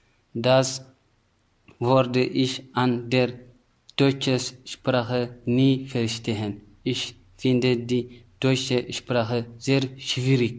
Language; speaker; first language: German; non-native, learner; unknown